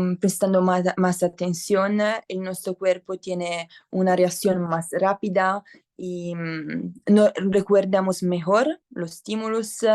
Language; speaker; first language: Spanish; non-native, learner; Italian